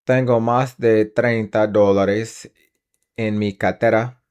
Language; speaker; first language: Spanish; non-native, learner; English